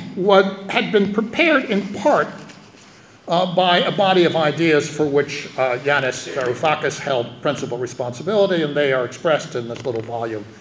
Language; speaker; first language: English; native; English